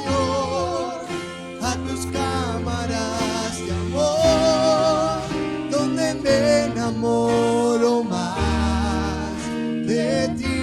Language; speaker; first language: Spanish; native; Spanish